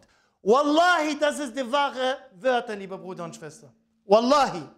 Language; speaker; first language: German; non-native, fluent; Arabic